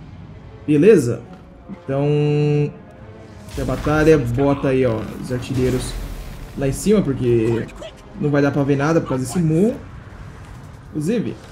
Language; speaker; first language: Portuguese; native; Portuguese